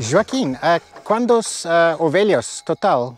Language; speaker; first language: Portuguese; non-native, learner; English